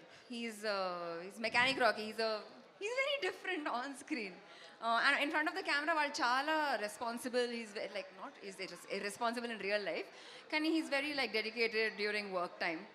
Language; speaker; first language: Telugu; non-native, fluent; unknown